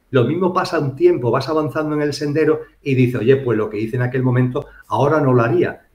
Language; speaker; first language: Spanish; native; Spanish